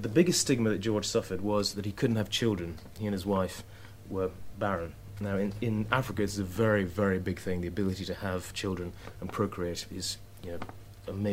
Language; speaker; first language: English; native; English